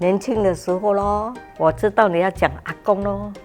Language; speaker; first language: Chinese; native; Chinese